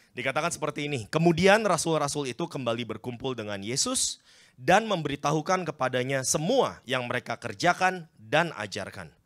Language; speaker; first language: Indonesian; native; Indonesian